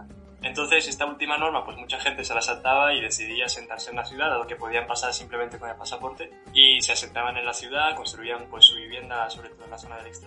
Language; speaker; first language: Spanish; native; Spanish